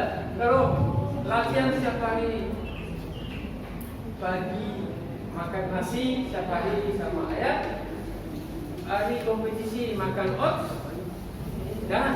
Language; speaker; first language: Indonesian; non-native, learner; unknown